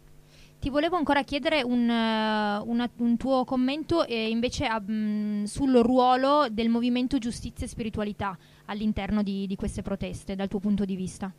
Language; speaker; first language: Italian; native; Italian